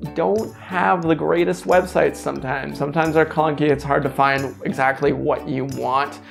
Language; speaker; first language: English; native; English